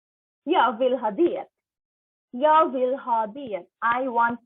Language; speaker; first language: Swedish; non-native, learner; Bangla